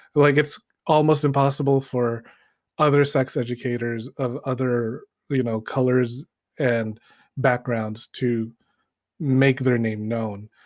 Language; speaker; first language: English; early bilingual, other home language; Filipino